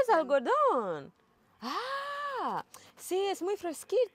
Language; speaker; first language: Spanish; non-native, learner; Swahili